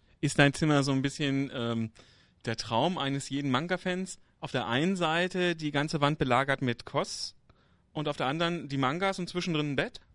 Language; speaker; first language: German; native; German